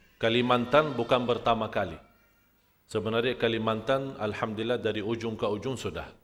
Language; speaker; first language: Malay; non-native, fluent; Arabic